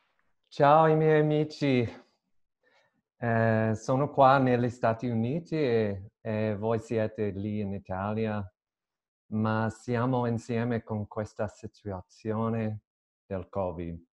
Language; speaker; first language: Italian; non-native, learner; English